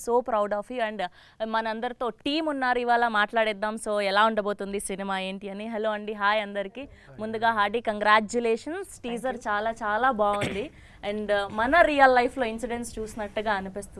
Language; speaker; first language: Telugu; native; Telugu